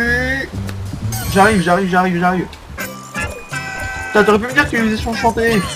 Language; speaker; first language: French; native; French